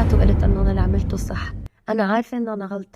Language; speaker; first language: Arabic; native; Arabic